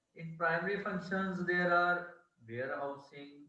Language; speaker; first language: English; non-native, local second language; Punjabi